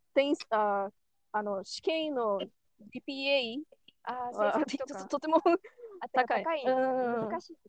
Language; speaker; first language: Japanese; non-native, learner; Portuguese